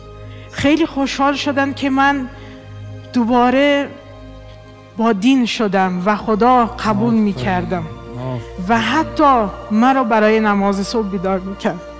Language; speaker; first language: Persian; non-native, fluent; Portuguese